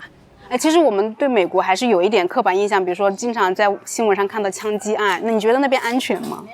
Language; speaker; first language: Chinese; native; Chinese